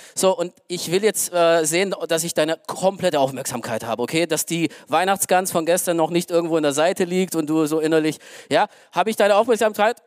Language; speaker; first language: German; early bilingual, other home language; Romanian